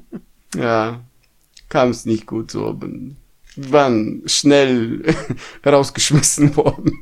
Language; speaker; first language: German; non-native, fluent; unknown